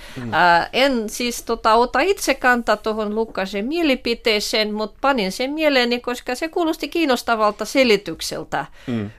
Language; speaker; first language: Finnish; non-native, fluent; Russian